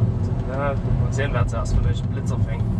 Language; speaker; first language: German; native; German